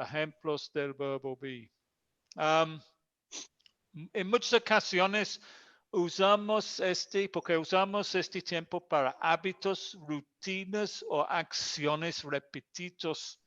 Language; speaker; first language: Spanish; non-native, fluent; English